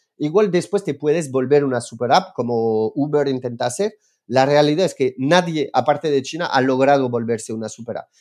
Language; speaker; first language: Spanish; non-native, fluent; French